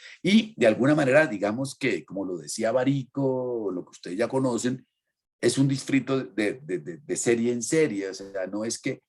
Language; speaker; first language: Spanish; native; Spanish